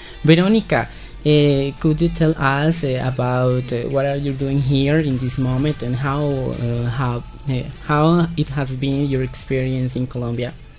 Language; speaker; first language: English; non-native, fluent; Spanish